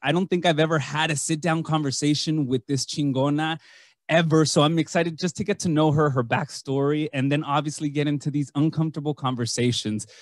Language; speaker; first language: English; early bilingual, other home language; Spanish